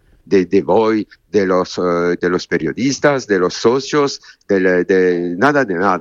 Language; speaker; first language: Spanish; non-native, learner; French